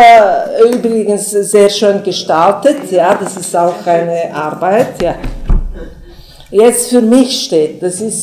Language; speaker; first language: German; non-native, fluent; Bulgarian